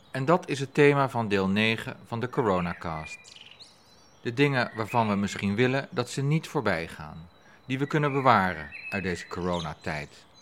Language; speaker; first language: Dutch; native; Dutch